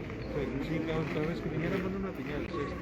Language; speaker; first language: Spanish; non-native, local second language; Galician